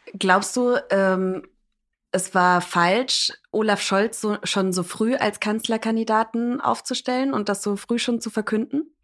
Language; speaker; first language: German; early bilingual, other home language; English